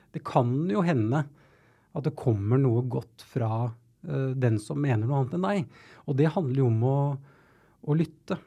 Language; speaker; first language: Norwegian; native; Norwegian